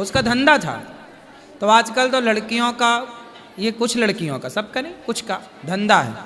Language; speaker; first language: Hindi; native; Hindi